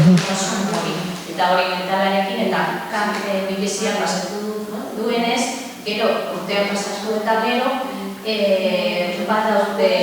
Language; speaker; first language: Basque; non-native, learner; Spanish